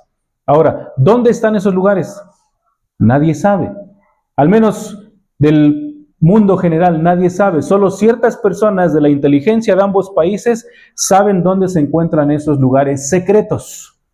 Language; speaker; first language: Spanish; native; Spanish